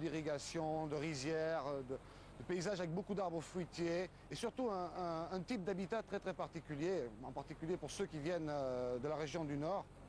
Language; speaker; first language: French; native; French